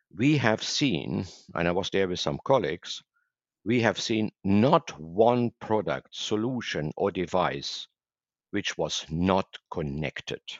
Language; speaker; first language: English; non-native, fluent; German